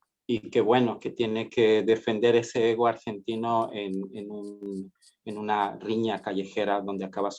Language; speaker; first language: Spanish; native; Spanish